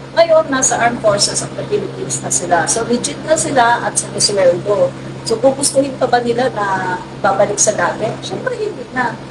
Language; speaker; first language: Filipino; non-native, local second language; Cebuano